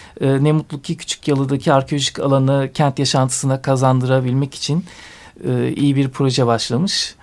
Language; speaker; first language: Turkish; native; Turkish